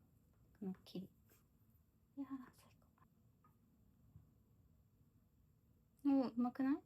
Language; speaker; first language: Japanese; native; Japanese